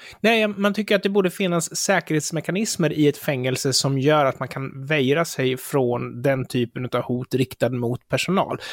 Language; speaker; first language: Swedish; native; Swedish